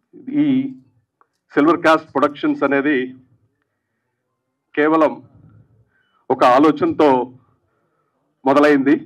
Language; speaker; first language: Telugu; native; Telugu